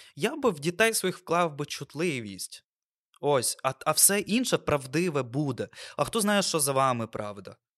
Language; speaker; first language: Ukrainian; non-native, local second language; Russian